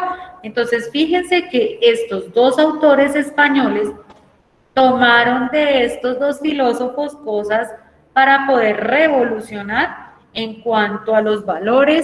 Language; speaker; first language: Spanish; native; Spanish